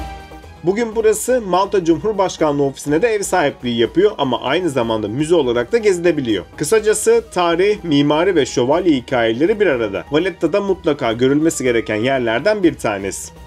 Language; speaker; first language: Turkish; native; Turkish